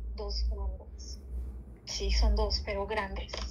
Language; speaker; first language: Spanish; native; Spanish